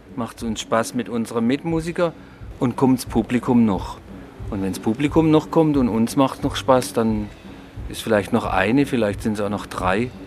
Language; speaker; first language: German; native; German